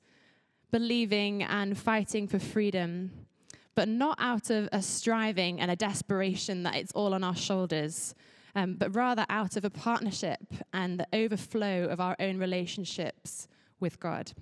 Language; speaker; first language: English; native; English